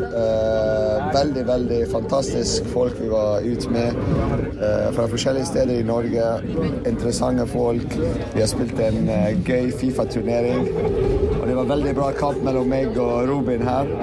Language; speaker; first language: Norwegian; non-native, fluent; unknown